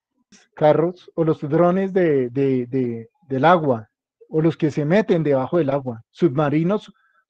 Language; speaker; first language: Spanish; native; Spanish